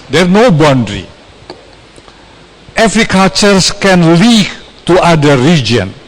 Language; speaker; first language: English; non-native, learner; Indonesian